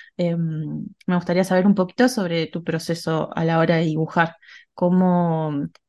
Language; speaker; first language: Spanish; native; Spanish